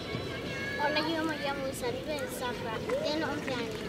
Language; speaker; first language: Spanish; non-native, learner; Arabic